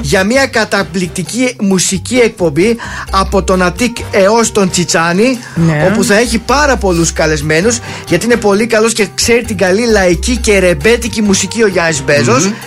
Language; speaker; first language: Greek; native; Greek